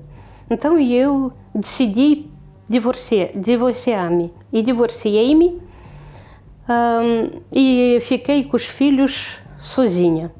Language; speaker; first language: Portuguese; non-native, fluent; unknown